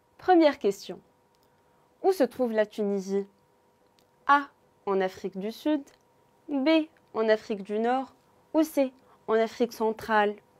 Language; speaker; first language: French; non-native, local second language; Arabic